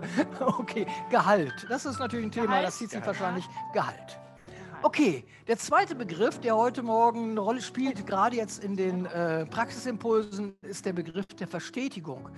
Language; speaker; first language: German; native; German